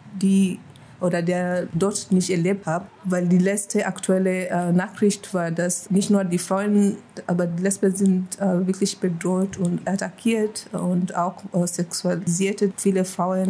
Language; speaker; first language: German; non-native, fluent; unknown